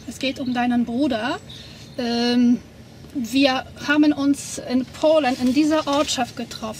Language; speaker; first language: German; non-native, fluent; Polish